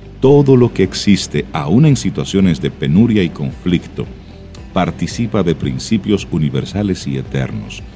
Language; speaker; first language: Spanish; native; Spanish